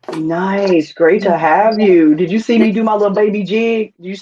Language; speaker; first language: English; native; English